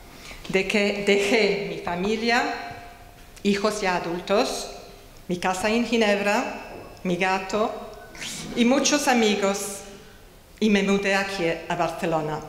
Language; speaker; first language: Spanish; non-native, fluent; English